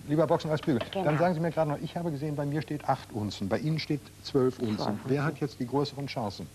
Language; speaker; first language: German; native; German